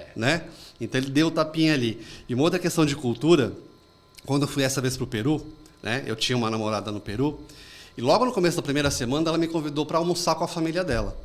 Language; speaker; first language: Portuguese; native; Portuguese